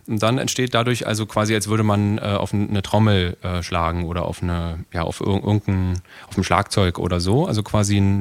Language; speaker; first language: German; native; German